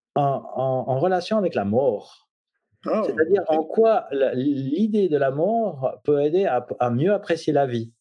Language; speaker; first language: French; native; French